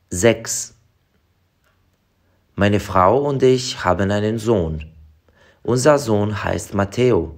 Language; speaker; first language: German; non-native, fluent; Serbian